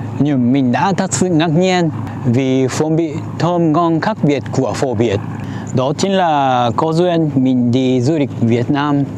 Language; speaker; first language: Vietnamese; non-native, fluent; Japanese